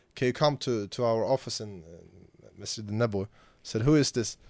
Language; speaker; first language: English; non-native, fluent; Swedish